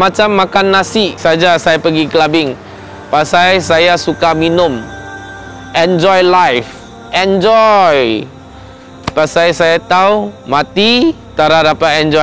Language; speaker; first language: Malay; non-native, local second language; Min Nan Chinese